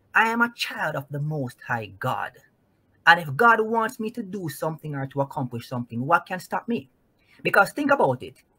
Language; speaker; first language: English; non-native, local second language; Jamaican Creole English